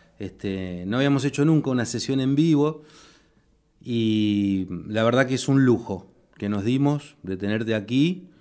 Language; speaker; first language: Spanish; native; Spanish